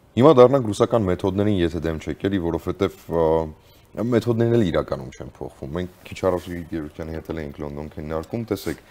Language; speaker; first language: Armenian; native; Armenian